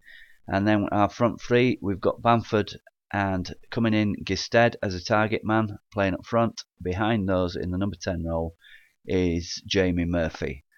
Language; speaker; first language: English; native; English